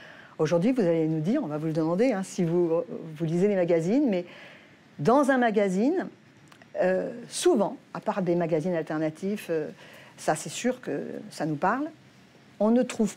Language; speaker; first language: French; native; French